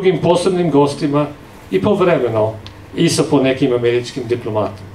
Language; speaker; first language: Serbian; non-native, fluent; English